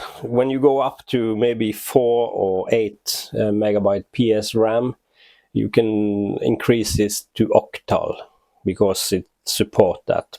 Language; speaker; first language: English; non-native, fluent; Norwegian